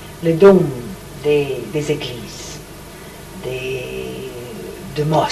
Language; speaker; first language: French; non-native, learner; Hebrew